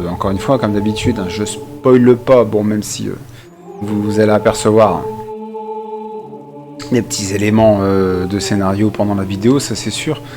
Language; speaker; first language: French; native; French